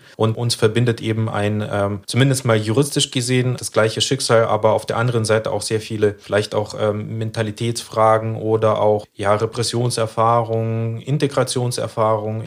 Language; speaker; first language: German; early bilingual, other home language; Russian